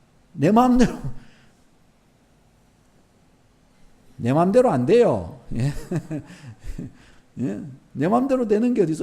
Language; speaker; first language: Korean; native; Korean